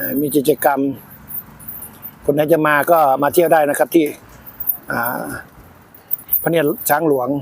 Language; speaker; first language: Thai; native; Thai